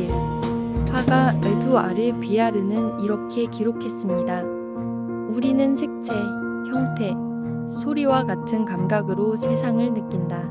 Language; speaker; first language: Korean; non-native, fluent; Vietnamese